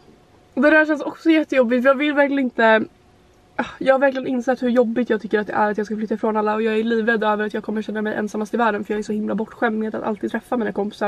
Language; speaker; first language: Swedish; native; Swedish